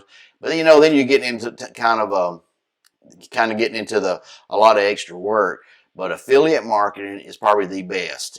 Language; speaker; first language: English; native; English